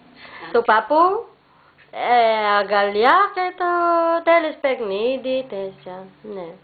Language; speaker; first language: Greek; non-native, learner; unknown